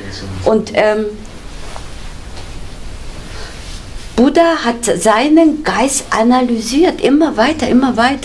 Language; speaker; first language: German; non-native, fluent; Korean